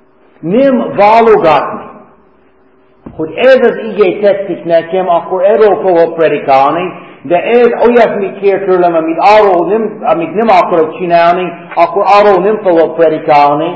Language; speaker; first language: Hungarian; non-native, fluent; English